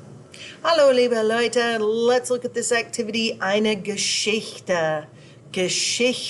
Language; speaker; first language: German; non-native, fluent; English